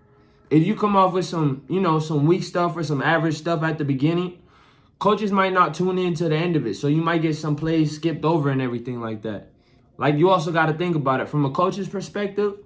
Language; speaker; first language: English; native; English